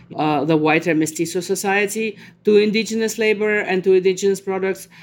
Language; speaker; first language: English; non-native, fluent; Russian